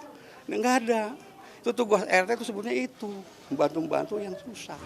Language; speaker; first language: Indonesian; native; Indonesian